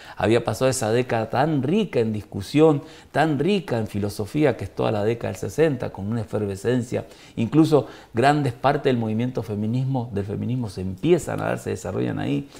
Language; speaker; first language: Spanish; native; Spanish